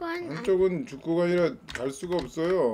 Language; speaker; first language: Korean; native; Korean